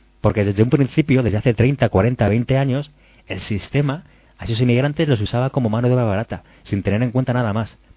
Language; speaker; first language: Spanish; native; Spanish